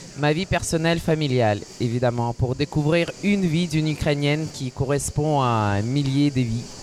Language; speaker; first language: French; non-native, fluent; Ukrainian